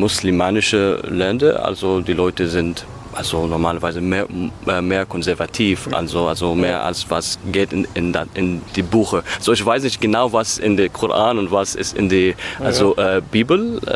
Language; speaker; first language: German; non-native, learner; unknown